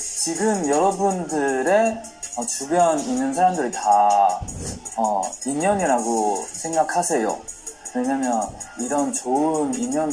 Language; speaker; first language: Korean; non-native, fluent; Chinese